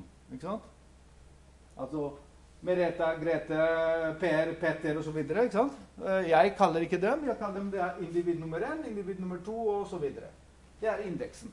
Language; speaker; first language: Norwegian; non-native, fluent; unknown